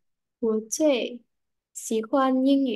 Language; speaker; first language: Chinese; non-native, learner; Vietnamese